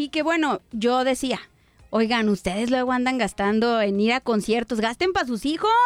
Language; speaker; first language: Spanish; native; Spanish